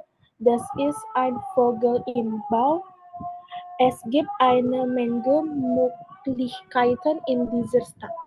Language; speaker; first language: German; non-native, learner; Indonesian